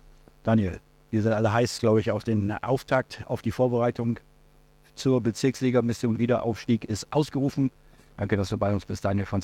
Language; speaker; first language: German; native; German